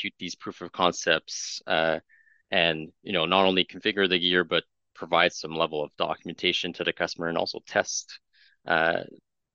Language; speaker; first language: English; non-native, fluent; French